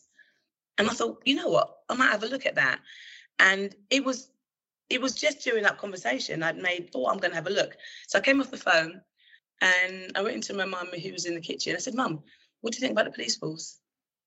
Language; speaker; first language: English; native; English